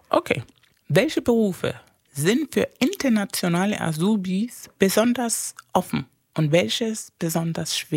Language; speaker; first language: German; non-native, fluent; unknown